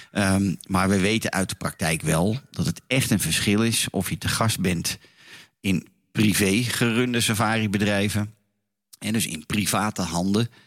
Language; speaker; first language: Dutch; native; Dutch